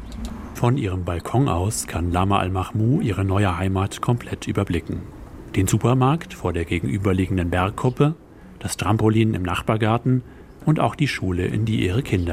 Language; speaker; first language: German; native; German